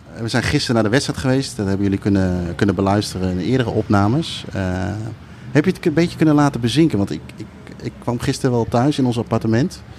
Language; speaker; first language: Dutch; early bilingual, other home language; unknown